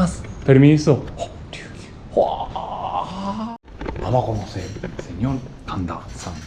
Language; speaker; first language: Spanish; non-native, learner; Japanese